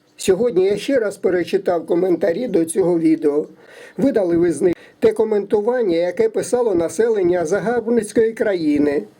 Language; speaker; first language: Ukrainian; native; Ukrainian